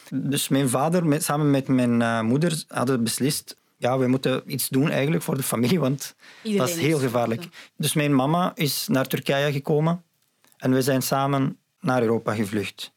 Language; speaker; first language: Dutch; non-native, fluent; Arabic